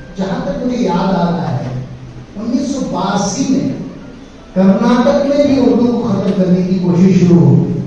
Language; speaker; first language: Urdu; native; Urdu